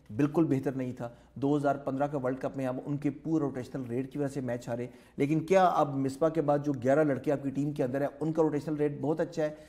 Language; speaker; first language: Urdu; native; Urdu